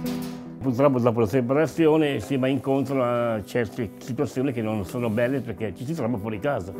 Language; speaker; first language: Italian; native; Italian